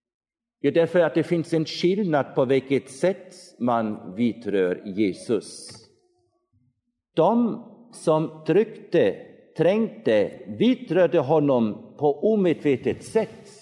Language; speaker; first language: Swedish; non-native, fluent; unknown